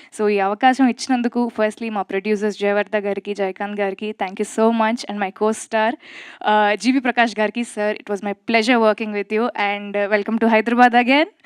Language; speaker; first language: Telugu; native; Telugu